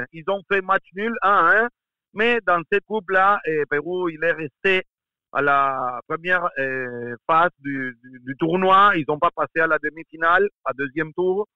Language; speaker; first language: French; non-native, fluent; Spanish